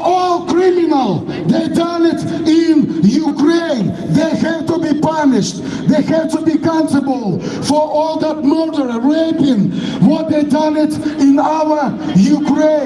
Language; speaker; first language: English; non-native, fluent; Ukrainian